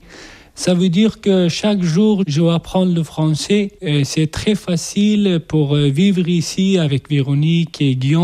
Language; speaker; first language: French; non-native, learner; Persian